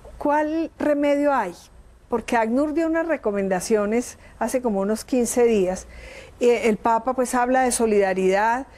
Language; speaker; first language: Spanish; native; Spanish